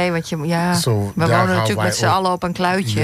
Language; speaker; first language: Dutch; native; Dutch